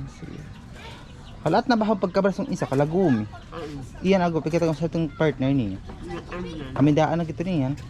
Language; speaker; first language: Filipino; non-native, local second language; Cebuano